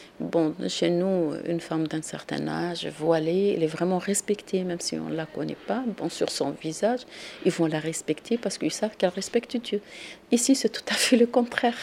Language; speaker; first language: French; non-native, local second language; Arabic